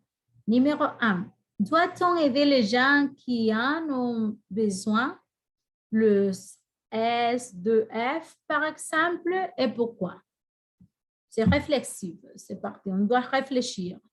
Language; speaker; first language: French; non-native, fluent; Spanish